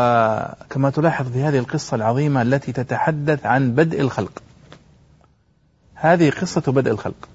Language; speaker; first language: Arabic; native; Arabic